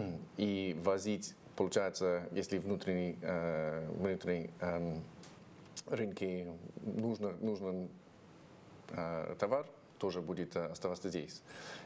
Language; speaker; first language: Russian; non-native, fluent; English